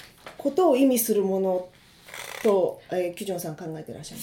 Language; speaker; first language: Japanese; native; Japanese